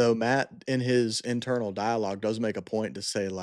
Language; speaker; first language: English; native; English